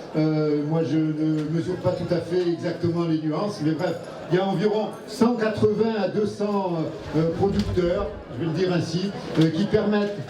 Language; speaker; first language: French; native; French